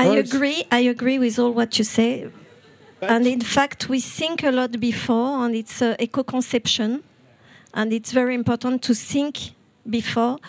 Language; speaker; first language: English; non-native, fluent; French